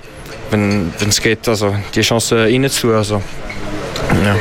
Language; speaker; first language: German; non-native, learner; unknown